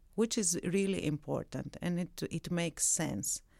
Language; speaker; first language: English; non-native, fluent; Greek